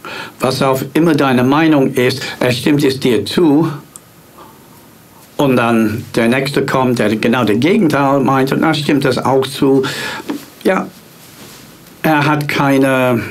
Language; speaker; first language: German; non-native, fluent; English